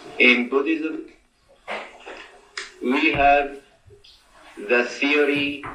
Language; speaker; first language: English; non-native, learner; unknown